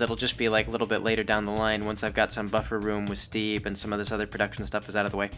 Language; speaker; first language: English; native; English